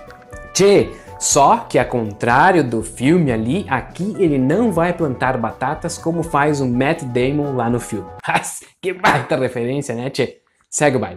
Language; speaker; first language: Portuguese; native; Portuguese